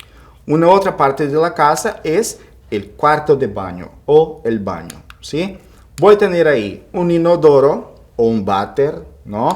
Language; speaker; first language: Spanish; non-native, fluent; Portuguese